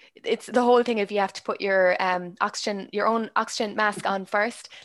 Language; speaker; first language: English; native; English